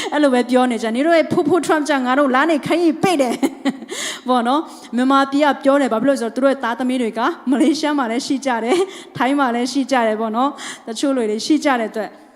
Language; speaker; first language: Burmese; non-native, local second language; Tedim Chin